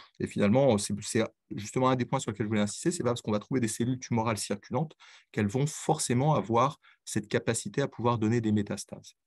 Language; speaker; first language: French; native; French